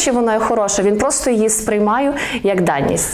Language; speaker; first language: Ukrainian; native; Ukrainian